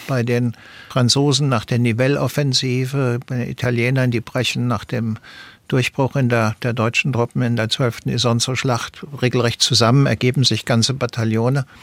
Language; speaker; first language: German; native; German